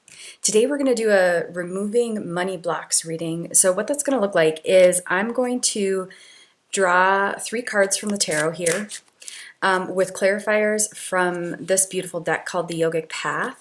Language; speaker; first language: English; native; English